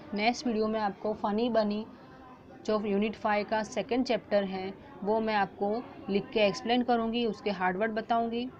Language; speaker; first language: Hindi; non-native, local second language; Gujarati